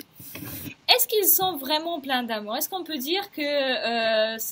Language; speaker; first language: French; non-native, fluent; Russian